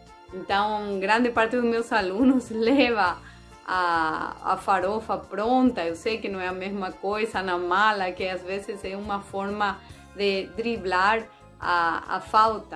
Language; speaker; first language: Portuguese; non-native, fluent; Spanish